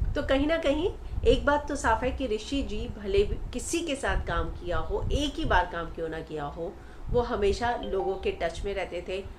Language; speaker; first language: Hindi; native; Hindi